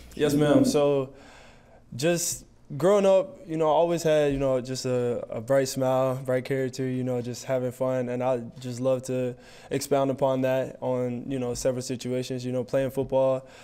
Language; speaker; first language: English; native; English